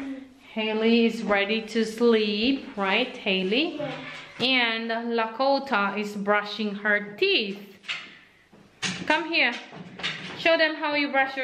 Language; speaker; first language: English; non-native, local second language; Filipino